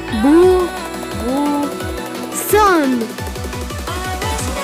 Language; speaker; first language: Turkish; non-native, learner; Crimean Tatar